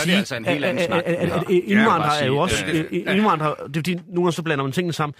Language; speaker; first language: Danish; early bilingual, other home language; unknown